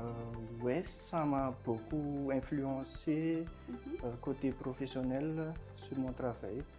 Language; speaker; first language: French; non-native, local second language; Malagasy